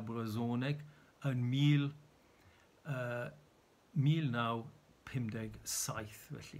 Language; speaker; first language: Welsh; native; Welsh